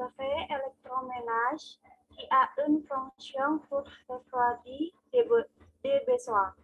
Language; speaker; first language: French; non-native, learner; Indonesian